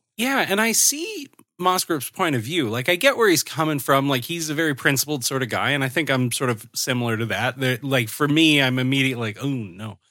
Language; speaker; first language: English; native; English